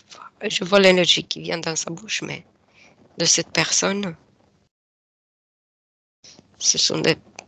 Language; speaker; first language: French; non-native, fluent; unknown